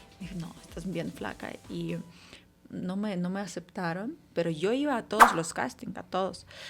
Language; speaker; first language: Spanish; non-native, fluent; Ukrainian